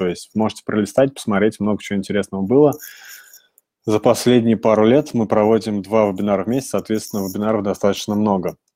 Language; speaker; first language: Russian; native; Russian